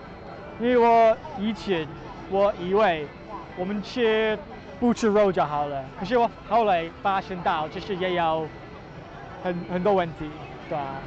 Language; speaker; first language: Chinese; non-native, learner; English